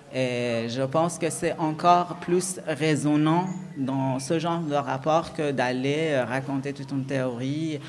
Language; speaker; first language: French; non-native, fluent; Persian